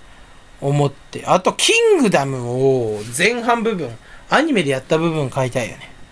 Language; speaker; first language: Japanese; native; Japanese